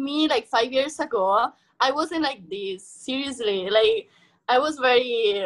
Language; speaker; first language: English; non-native, fluent; Italian